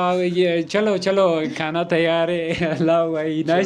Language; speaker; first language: Hindi; non-native, learner; Persian